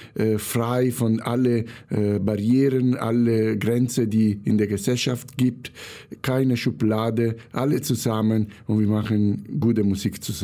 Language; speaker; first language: German; non-native, fluent; Italian